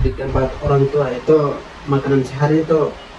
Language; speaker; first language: Indonesian; non-native, local second language; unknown